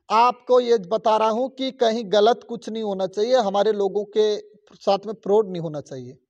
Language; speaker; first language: Hindi; native; Hindi